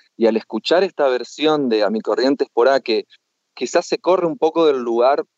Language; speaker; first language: Spanish; native; Spanish